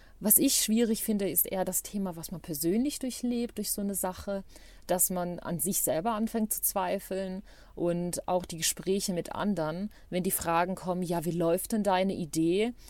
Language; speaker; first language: German; non-native, fluent; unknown